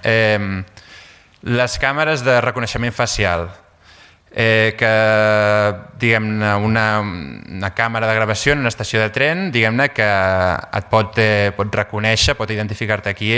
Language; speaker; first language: Catalan; native; Catalan